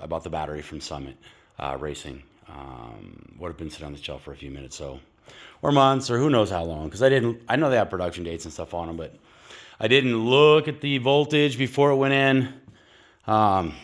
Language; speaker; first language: English; native; English